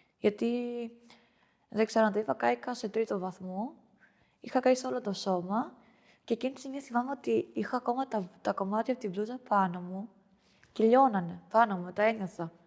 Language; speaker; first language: Greek; early bilingual, other home language; Albanian